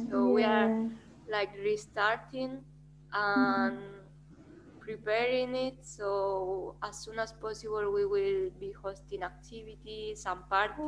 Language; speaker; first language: English; non-native, fluent; Spanish